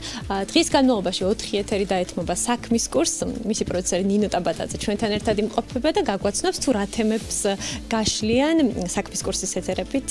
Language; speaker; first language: Georgian; native; Georgian